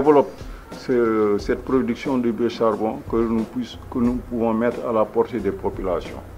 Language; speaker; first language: French; non-native, local second language; Wolof